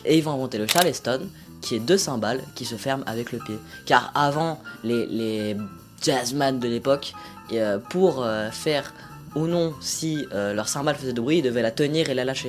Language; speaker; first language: French; native; French